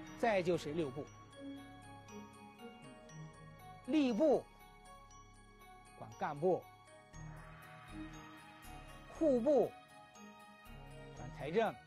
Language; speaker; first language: Chinese; native; Chinese